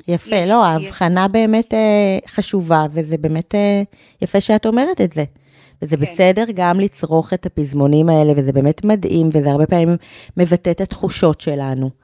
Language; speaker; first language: Hebrew; native; Hebrew